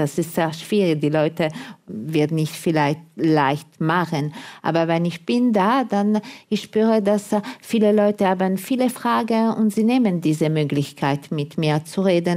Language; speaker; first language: German; non-native, fluent; Italian